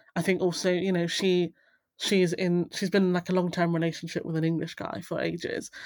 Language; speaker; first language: English; native; English